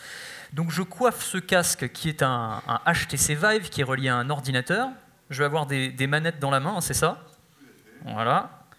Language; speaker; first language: French; native; French